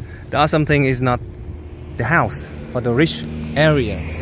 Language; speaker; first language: English; non-native, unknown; Vietnamese